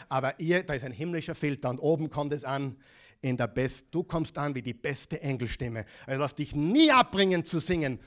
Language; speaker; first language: German; non-native, fluent; English